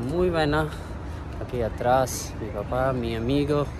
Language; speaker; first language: Spanish; non-native, learner; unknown